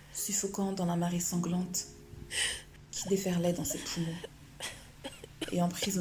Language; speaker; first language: French; native; French